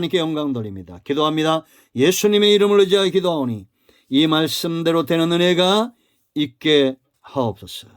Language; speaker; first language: Korean; native; Korean